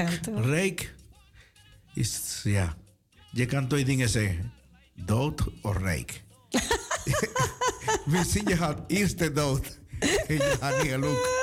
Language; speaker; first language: Dutch; non-native, learner; Spanish